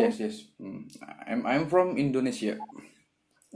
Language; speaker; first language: English; non-native, learner; Indonesian